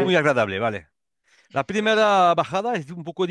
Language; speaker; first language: Spanish; non-native, learner; French